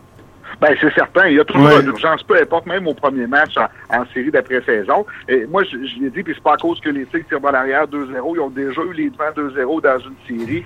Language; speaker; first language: French; native; French